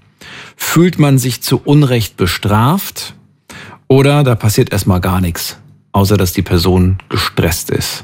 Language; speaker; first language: German; native; German